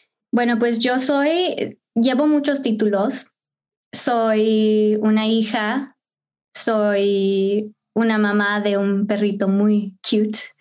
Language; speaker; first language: Spanish; early bilingual, heritage; Spanish